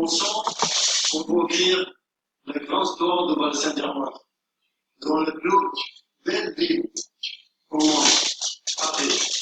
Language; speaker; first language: French; non-native, learner; Arabic